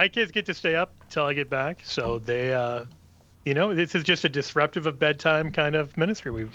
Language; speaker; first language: English; native; English